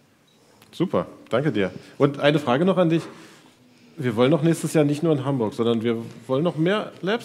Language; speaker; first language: German; native; German